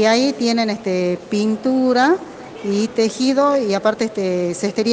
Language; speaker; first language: Spanish; native; Spanish